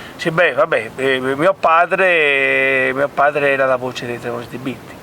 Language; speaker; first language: Italian; native; Italian